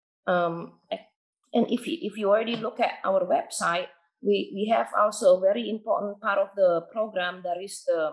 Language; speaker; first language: English; non-native, fluent; Indonesian